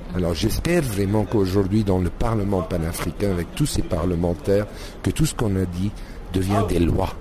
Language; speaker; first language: French; non-native, fluent; Arabic